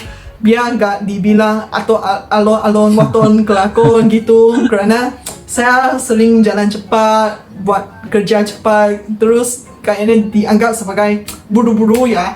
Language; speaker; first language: Indonesian; non-native, fluent; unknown